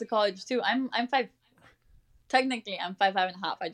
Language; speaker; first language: English; early bilingual, other home language; Spanish